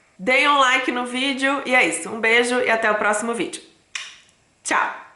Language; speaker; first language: Portuguese; native; Portuguese